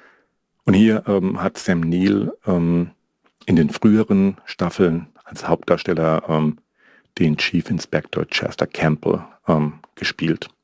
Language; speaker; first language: German; native; German